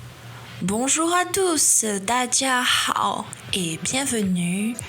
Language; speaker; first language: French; non-native, fluent; Chinese